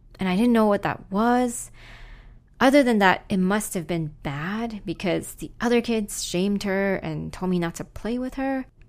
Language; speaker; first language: English; native; English